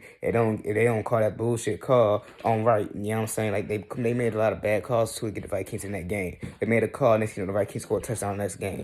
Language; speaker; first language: English; native; English